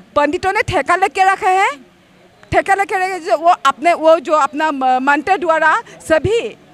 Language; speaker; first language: Hindi; non-native, local second language; Assamese